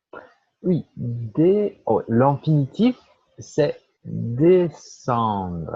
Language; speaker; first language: French; non-native, fluent; Portuguese